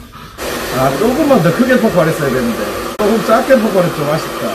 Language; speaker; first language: Korean; native; Korean